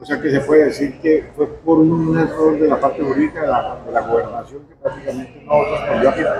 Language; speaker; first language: Spanish; native; Spanish